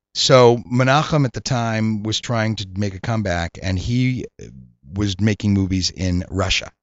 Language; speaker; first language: English; native; English